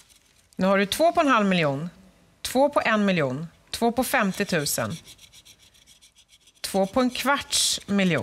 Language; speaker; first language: Swedish; native; Swedish